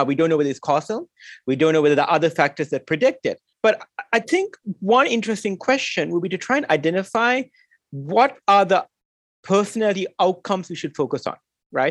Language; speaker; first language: English; non-native, local second language; Sinhala